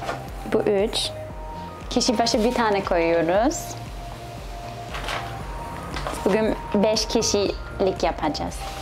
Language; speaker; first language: Turkish; non-native, fluent; German